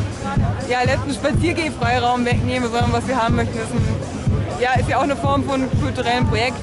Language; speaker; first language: German; native; German